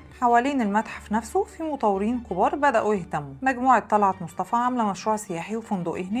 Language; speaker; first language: Arabic; native; Arabic